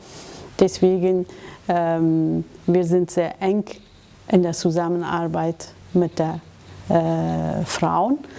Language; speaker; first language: German; non-native, fluent; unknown